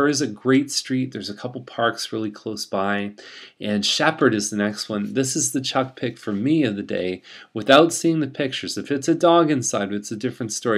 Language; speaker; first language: English; native; English